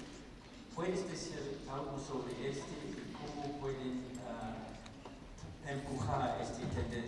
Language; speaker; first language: Spanish; non-native, fluent; English